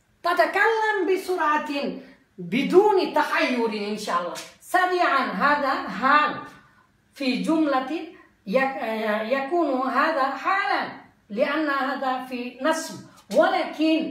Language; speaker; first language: Arabic; non-native, fluent; Bangla